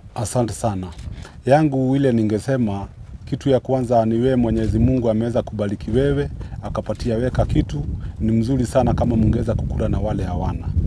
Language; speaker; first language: Swahili; non-native, local second language; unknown